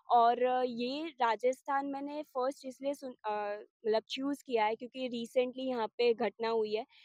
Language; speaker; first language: Hindi; non-native, local second language; Gujarati